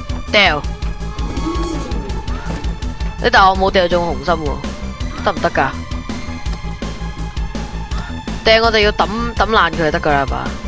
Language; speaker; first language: Chinese; native; Chinese